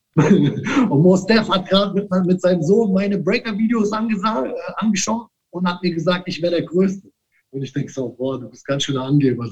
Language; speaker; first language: German; native; German